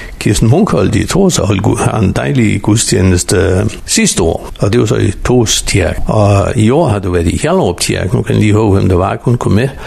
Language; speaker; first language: Danish; native; Danish